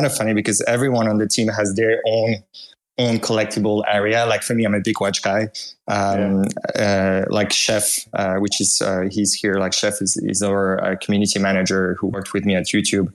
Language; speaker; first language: English; non-native, fluent; French